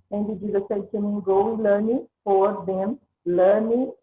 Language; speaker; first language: English; non-native, learner; Portuguese